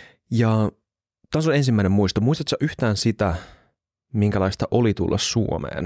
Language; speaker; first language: Finnish; native; Finnish